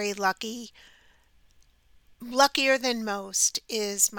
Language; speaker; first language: English; native; English